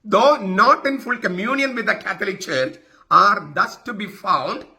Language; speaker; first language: English; non-native, local second language; Malayalam